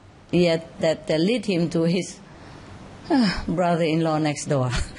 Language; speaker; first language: English; non-native, fluent; Vietnamese